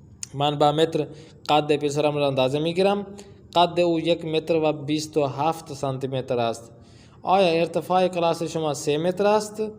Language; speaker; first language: Persian; non-native, fluent; Urdu